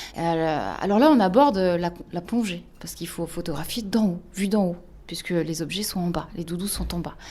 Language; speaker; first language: French; native; French